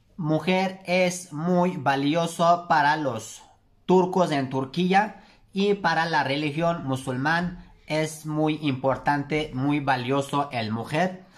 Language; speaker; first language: Spanish; non-native, learner; Turkish